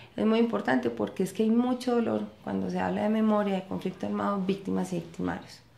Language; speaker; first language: Spanish; native; Spanish